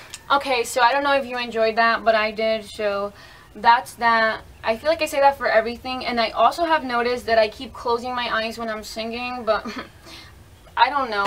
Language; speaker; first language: English; early bilingual, other home language; Spanish